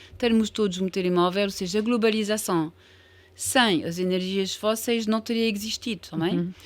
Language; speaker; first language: Portuguese; non-native, fluent; French